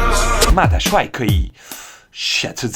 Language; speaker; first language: Chinese; non-native, fluent; French